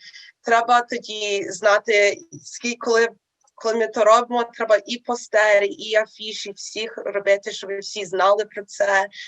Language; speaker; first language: Ukrainian; early bilingual, heritage; Ukrainian